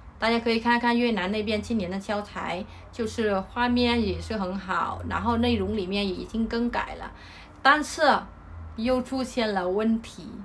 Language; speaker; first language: Chinese; non-native, fluent; Vietnamese